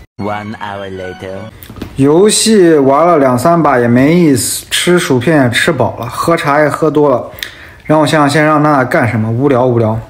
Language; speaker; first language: Chinese; native; Chinese